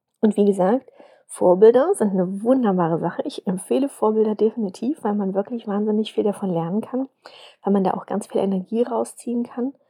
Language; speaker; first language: German; native; German